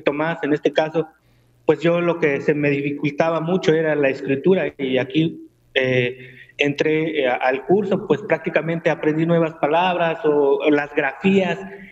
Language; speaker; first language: Spanish; non-native, local second language; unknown